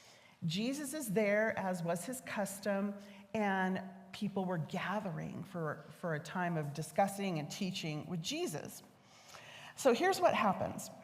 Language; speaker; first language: English; native; English